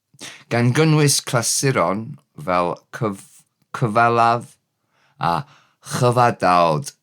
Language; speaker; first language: Welsh; non-native, learner; English